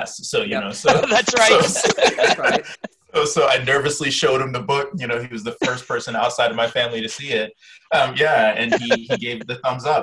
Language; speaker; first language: English; native; English